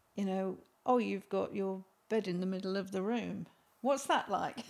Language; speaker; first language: English; native; English